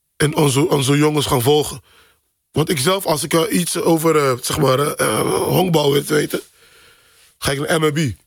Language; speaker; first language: Dutch; non-native, local second language; Papiamento